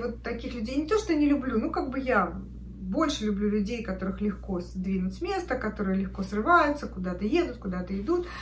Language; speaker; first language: Russian; native; Russian